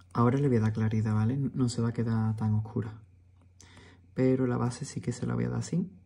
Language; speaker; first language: Spanish; native; Spanish